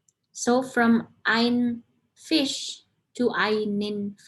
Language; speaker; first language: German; non-native, fluent; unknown